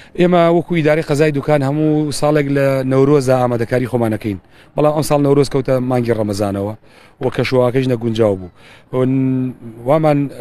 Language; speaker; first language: Central Kurdish; native; Central Kurdish